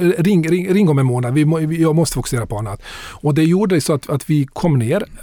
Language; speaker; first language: Swedish; non-native, fluent; Bosnian